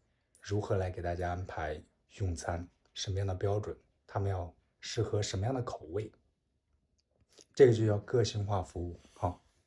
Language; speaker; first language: Chinese; native; Chinese